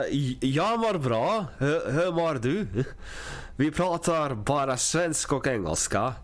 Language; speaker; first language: Swedish; non-native, learner; English